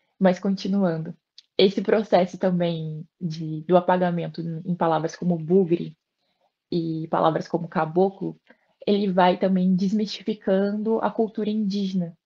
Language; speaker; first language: Portuguese; native; Portuguese